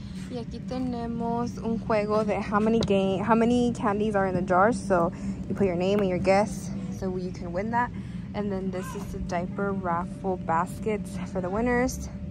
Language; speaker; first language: English; early bilingual, other home language; Spanish